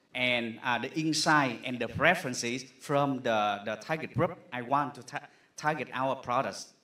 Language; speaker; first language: English; non-native, fluent; Vietnamese